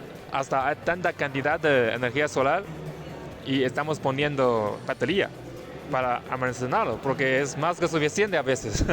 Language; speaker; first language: Spanish; non-native, fluent; Chinese